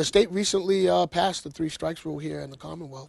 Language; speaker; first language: English; native; English